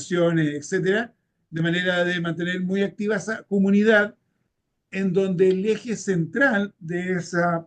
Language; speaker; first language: Spanish; native; Spanish